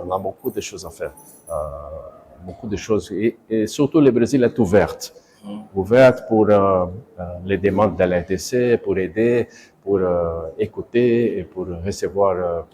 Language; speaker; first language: French; non-native, learner; Portuguese